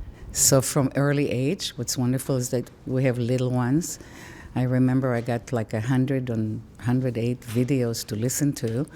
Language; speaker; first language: English; non-native, fluent; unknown